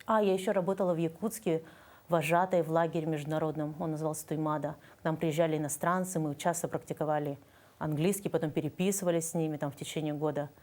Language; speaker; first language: Russian; native; Russian